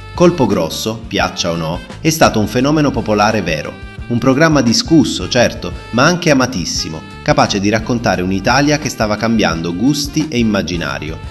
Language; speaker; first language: Italian; native; Italian